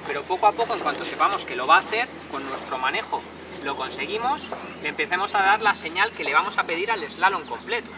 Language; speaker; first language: Spanish; native; Spanish